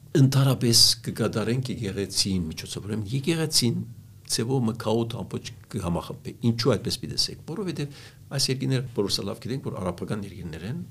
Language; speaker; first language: Armenian; early bilingual, heritage; Arabic